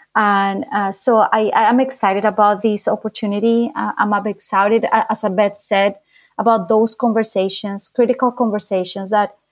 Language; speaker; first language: English; non-native, fluent; Spanish